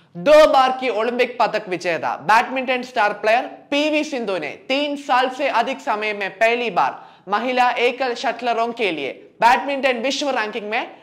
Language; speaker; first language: Hindi; non-native, local second language; Malayalam